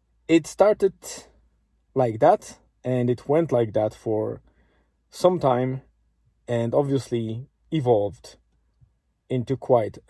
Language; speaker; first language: English; non-native, fluent; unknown